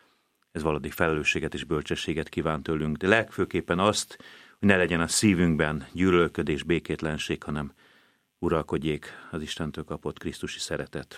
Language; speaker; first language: Hungarian; native; Hungarian